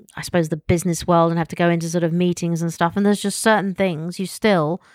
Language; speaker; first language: English; native; English